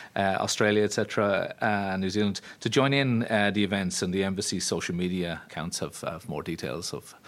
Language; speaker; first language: English; native; English